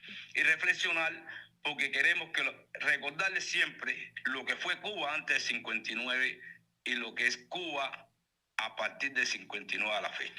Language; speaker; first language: Spanish; native; Spanish